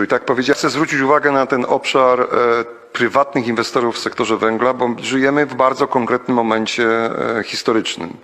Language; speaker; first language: Polish; native; Polish